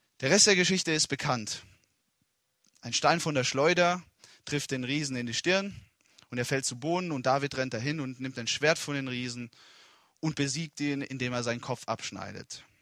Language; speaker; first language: German; non-native, fluent; Italian